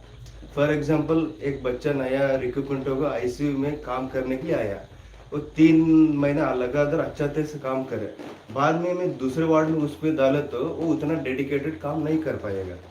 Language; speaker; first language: Hindi; non-native, local second language; Kannada